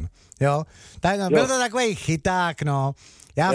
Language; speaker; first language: Czech; native; Czech